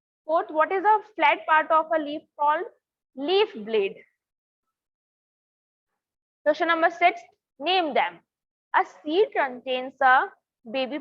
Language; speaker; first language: English; non-native, local second language; Hindi